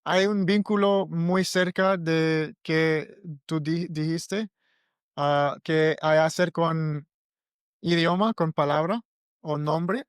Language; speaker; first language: Spanish; non-native, learner; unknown